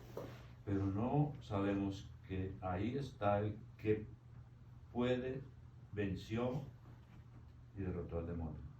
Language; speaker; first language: Spanish; native; Spanish